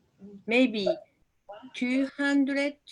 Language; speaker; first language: English; non-native, learner; Japanese